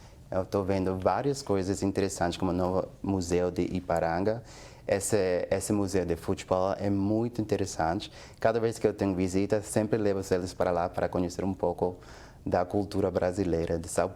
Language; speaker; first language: Portuguese; non-native, fluent; English